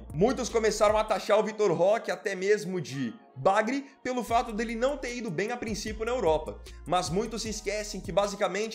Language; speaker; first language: Portuguese; native; Portuguese